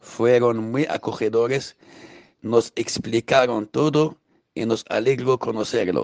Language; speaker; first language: Spanish; non-native, fluent; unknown